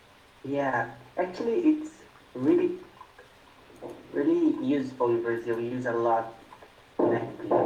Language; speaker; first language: English; non-native, fluent; Portuguese